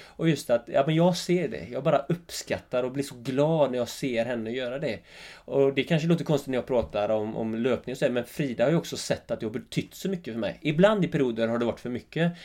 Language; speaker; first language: Swedish; native; Swedish